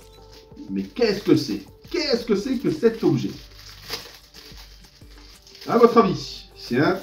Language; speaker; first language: French; native; French